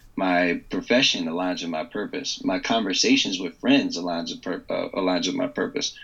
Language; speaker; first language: English; native; English